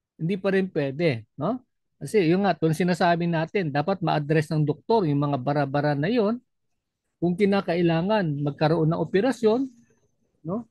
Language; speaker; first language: Filipino; non-native, local second language; Cebuano